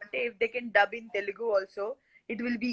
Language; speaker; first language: Telugu; non-native, local second language; Gujarati